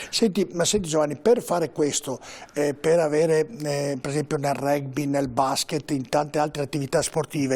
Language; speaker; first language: Italian; native; Italian